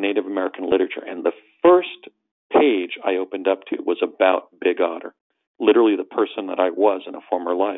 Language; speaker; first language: English; native; English